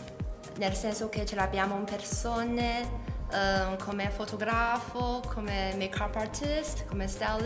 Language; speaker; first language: Italian; non-native, learner; Chinese